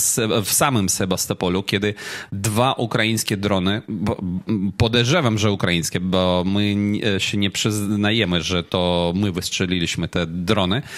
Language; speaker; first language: Polish; non-native, fluent; Ukrainian